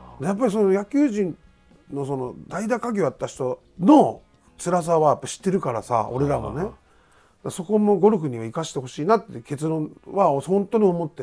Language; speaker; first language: Japanese; native; Japanese